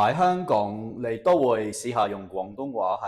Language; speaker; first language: Cantonese; non-native, fluent; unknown